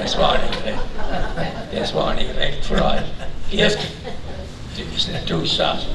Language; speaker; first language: German; early bilingual, heritage; German